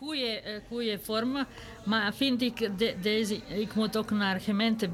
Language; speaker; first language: Dutch; non-native, learner; Serbian